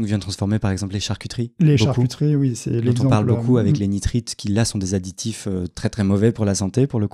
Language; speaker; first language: French; native; French